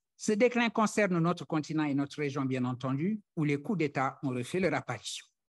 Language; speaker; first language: French; non-native, local second language; Wolof